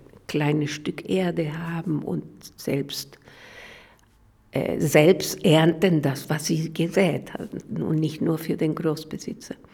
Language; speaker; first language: German; non-native, fluent; Spanish